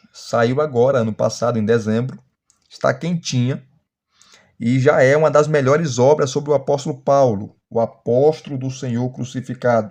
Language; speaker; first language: Portuguese; native; Portuguese